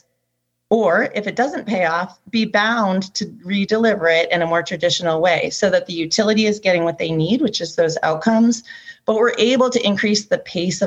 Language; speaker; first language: English; native; English